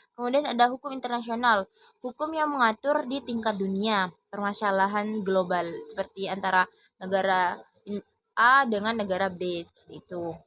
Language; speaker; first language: Indonesian; non-native, local second language; Madurese